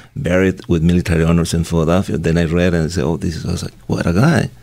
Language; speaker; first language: English; non-native, fluent; Spanish